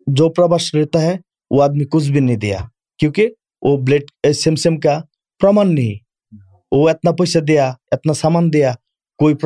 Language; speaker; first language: Urdu; non-native, learner; Bangla